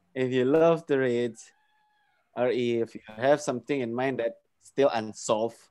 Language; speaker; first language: English; non-native, fluent; Indonesian